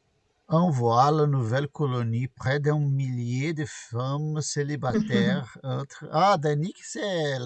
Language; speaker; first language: French; non-native, learner; Portuguese